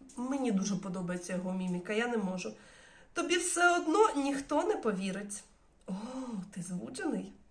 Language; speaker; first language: Ukrainian; non-native, local second language; Russian